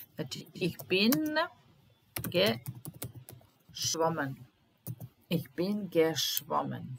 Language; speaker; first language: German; non-native, fluent; Serbian